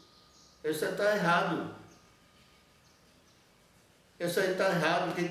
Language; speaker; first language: Portuguese; non-native, local second language; Yanomámi